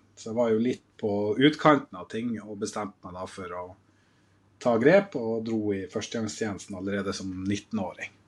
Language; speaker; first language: Norwegian; native; Norwegian